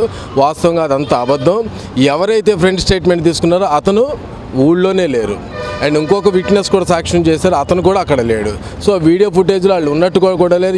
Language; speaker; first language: Telugu; native; Telugu